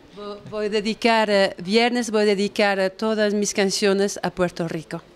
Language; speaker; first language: Spanish; non-native, learner; French